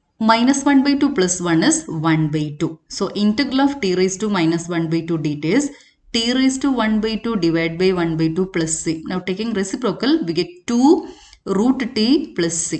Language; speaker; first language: English; non-native, local second language; Malayalam